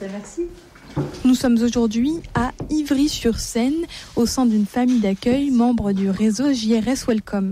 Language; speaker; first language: French; native; French